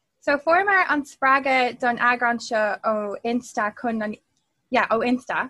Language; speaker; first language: Irish; non-native, local second language; English